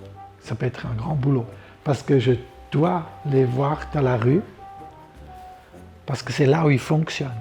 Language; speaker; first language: French; non-native, local second language; German